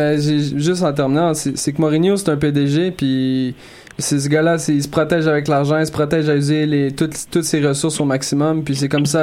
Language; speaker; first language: French; native; French